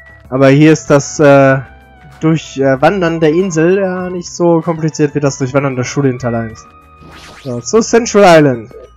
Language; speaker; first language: German; native; German